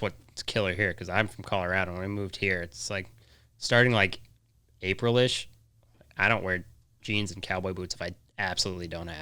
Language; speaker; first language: English; native; English